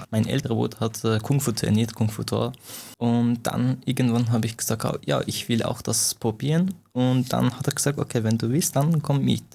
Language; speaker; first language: German; non-native, fluent; Persian